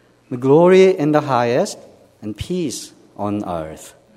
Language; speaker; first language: English; non-native, fluent; Korean